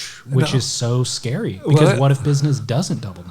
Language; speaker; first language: English; native; English